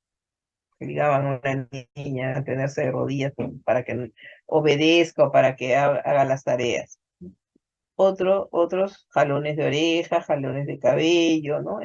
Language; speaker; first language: Spanish; native; Spanish